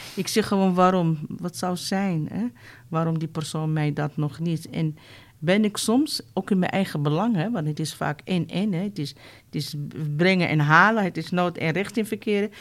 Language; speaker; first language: Dutch; non-native, fluent; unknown